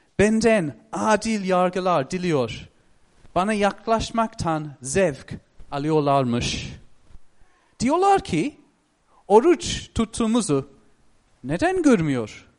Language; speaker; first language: Turkish; non-native, fluent; English